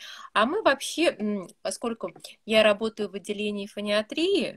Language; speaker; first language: Russian; native; Russian